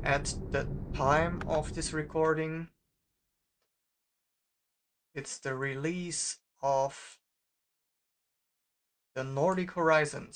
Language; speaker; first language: English; non-native, fluent; German